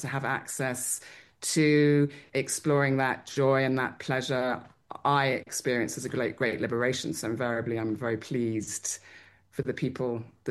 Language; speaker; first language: English; native; English